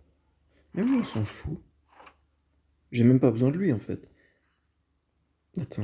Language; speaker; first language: French; native; French